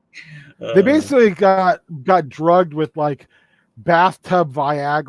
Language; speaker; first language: English; native; English